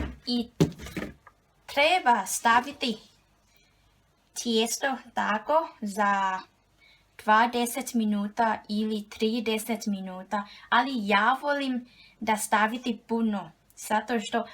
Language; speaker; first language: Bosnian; non-native, learner; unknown